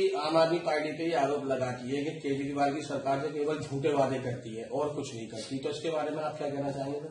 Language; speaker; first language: Hindi; native; Hindi